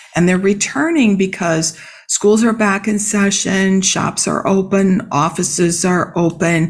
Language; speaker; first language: English; native; English